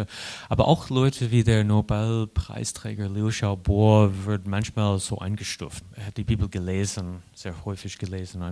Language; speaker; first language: German; non-native, fluent; English